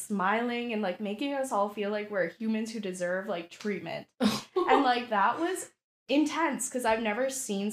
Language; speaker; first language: English; native; English